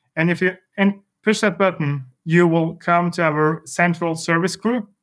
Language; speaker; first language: English; non-native, fluent; Norwegian